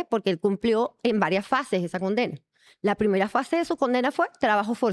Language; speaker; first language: Spanish; native; Spanish